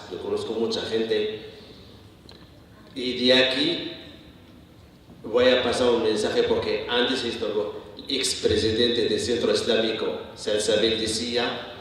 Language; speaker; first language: Spanish; non-native, learner; Arabic